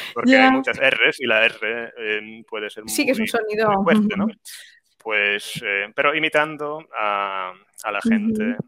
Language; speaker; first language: Spanish; non-native, fluent; Polish